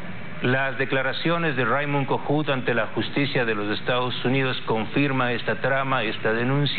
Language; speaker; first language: Spanish; native; Spanish